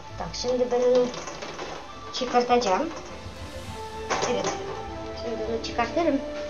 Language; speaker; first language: Turkish; non-native, learner; Russian